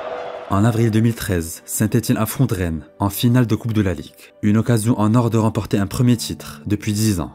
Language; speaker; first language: French; native; French